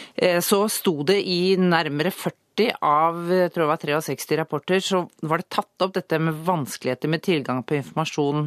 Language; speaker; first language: Norwegian; native; Norwegian